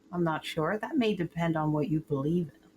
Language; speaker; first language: English; native; English